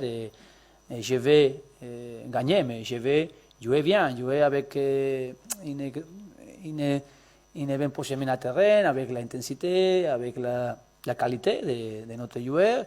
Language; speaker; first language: French; non-native, learner; Spanish